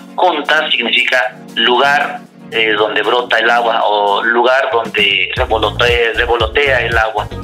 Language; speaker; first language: Spanish; non-native, local second language; Nahuatl languages